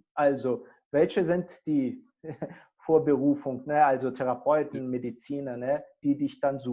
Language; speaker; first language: German; non-native, fluent; Portuguese